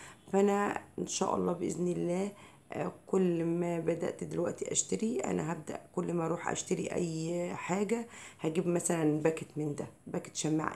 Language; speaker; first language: Arabic; native; Arabic